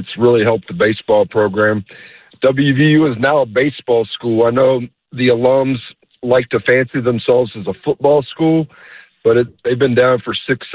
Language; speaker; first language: English; native; English